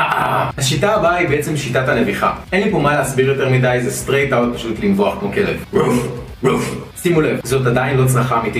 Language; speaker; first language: Hebrew; native; Hebrew